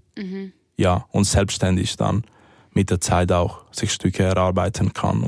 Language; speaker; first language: German; early bilingual, other home language; Spanish